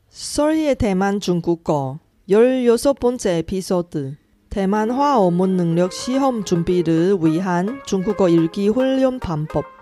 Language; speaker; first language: Korean; non-native, fluent; Chinese